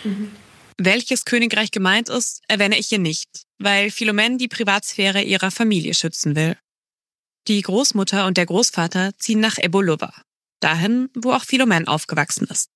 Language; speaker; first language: German; native; German